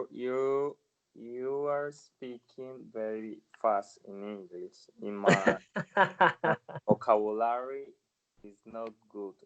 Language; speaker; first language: English; non-native, learner; Spanish